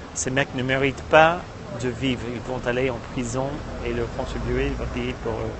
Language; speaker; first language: French; non-native, fluent; English